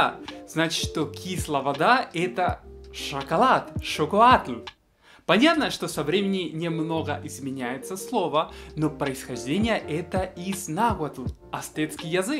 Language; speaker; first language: Russian; non-native, fluent; Spanish